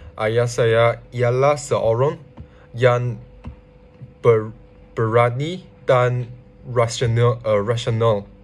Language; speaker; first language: Malay; non-native, learner; Chinese